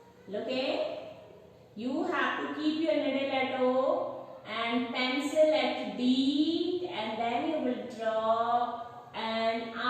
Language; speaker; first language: English; non-native, local second language; Hindi